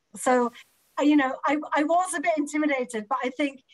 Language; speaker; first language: English; native; English